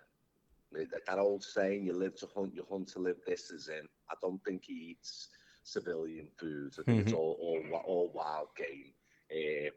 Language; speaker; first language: English; native; English